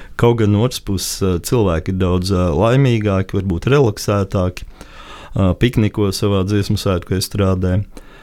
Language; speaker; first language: Latvian; native; Latvian